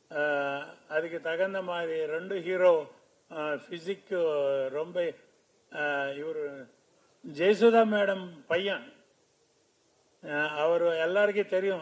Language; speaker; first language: Tamil; non-native, learner; Telugu